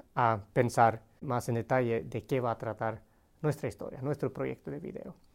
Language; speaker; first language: Spanish; non-native, fluent; Swedish